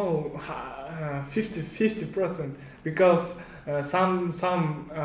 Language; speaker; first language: English; non-native, learner; Kazakh